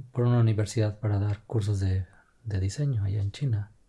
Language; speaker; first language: Spanish; native; Spanish